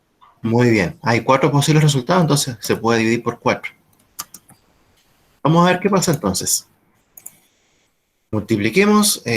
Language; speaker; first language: Spanish; native; Spanish